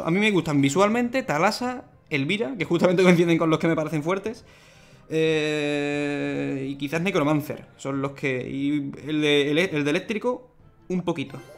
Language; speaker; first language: Spanish; native; Spanish